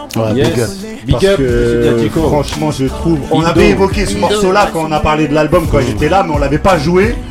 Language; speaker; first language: French; native; French